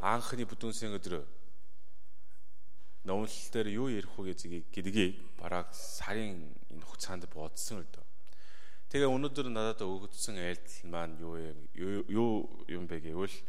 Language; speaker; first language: Mongolian; non-native, fluent; Korean